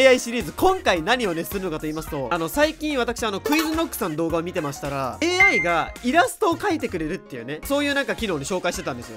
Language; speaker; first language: Japanese; native; Japanese